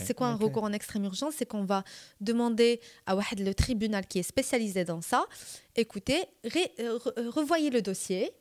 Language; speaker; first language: French; non-native, local second language; Arabic